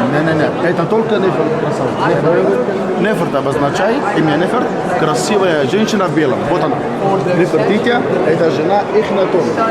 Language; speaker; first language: Russian; non-native, fluent; Arabic